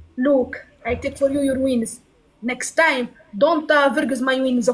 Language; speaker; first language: English; non-native, learner; Arabic